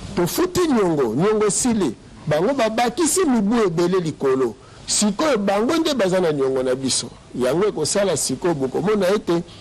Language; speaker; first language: Lingala; non-native, local second language; Kongo